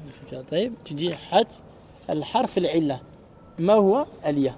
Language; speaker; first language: Arabic; non-native, fluent; French